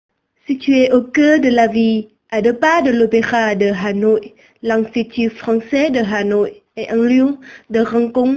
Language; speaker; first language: French; non-native, learner; Vietnamese